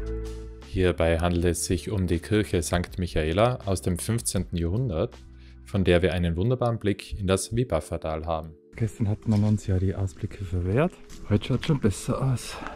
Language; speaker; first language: German; native; German